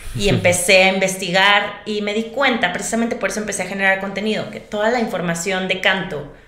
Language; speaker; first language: Spanish; native; Spanish